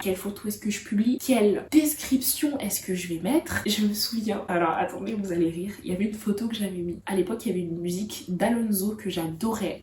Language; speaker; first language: French; native; French